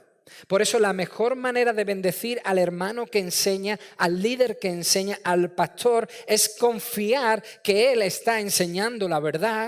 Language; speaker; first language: Spanish; native; Spanish